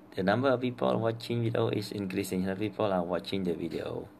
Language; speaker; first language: English; non-native, learner; Khmer